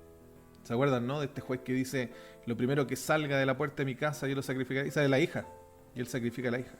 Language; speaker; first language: Spanish; native; Spanish